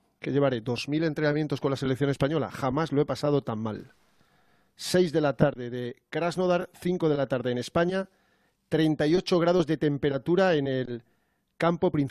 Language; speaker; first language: Spanish; native; Spanish